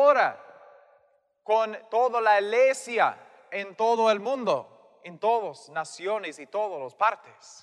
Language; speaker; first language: Spanish; non-native, fluent; English